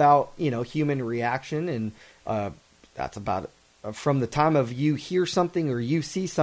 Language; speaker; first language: English; native; English